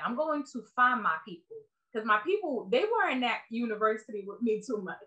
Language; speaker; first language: English; native; English